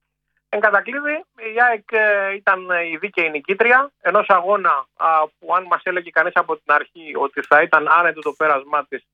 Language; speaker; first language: Greek; native; Greek